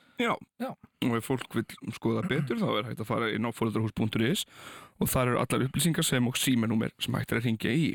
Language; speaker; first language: Icelandic; native; Icelandic